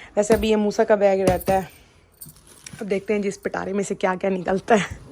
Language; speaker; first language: Urdu; non-native, local second language; Punjabi